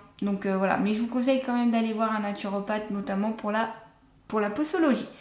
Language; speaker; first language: French; native; French